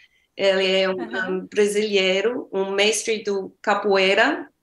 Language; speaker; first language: Portuguese; non-native, learner; English